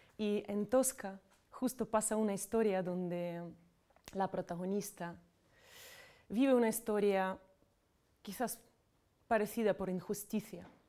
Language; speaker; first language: Spanish; non-native, fluent; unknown